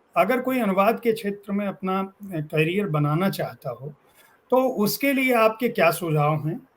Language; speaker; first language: Hindi; native; Hindi